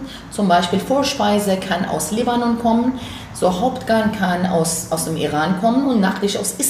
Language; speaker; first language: German; non-native, fluent; Persian